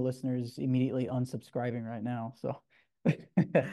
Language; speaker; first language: English; native; English